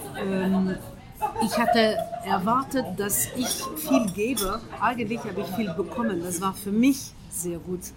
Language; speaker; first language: German; non-native, fluent; French